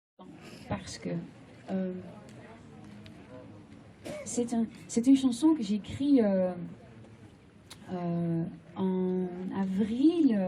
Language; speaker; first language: French; non-native, fluent; Dutch